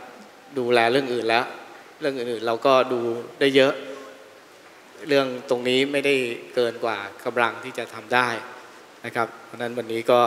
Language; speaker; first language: Thai; native; Thai